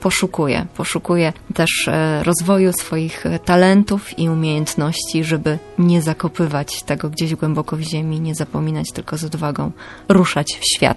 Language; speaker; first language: Polish; native; Polish